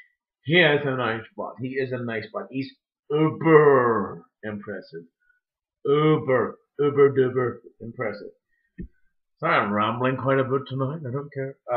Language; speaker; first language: English; native; English